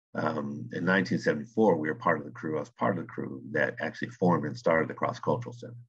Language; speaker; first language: English; native; English